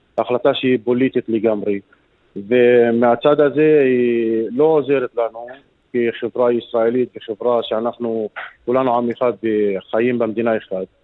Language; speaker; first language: Hebrew; non-native, local second language; Arabic